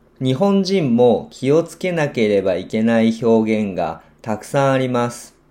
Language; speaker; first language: Japanese; non-native, fluent; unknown